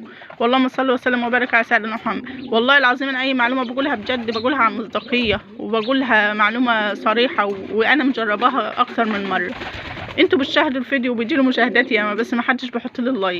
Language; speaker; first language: Arabic; native; Arabic